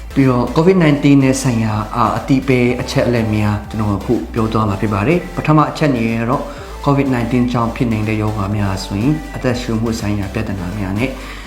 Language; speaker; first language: Burmese; non-native, local second language; Hakha Chin